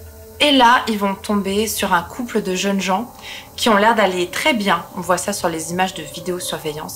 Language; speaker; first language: French; native; French